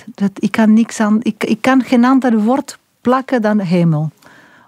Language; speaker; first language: Dutch; non-native, local second language; French